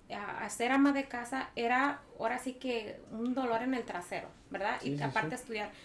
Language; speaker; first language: Spanish; native; Spanish